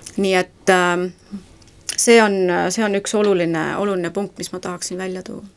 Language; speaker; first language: Estonian; native; Estonian